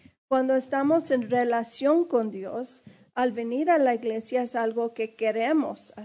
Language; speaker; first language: Spanish; early bilingual, heritage; English